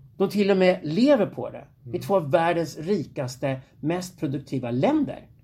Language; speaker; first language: Swedish; native; Swedish